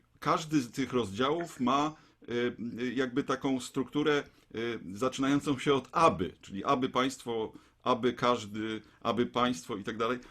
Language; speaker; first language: Polish; native; Polish